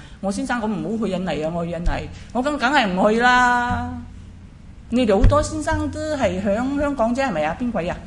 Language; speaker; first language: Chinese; native; Chinese